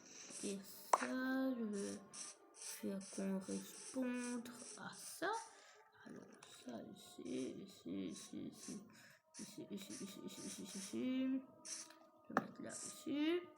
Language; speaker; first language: French; non-native, fluent; English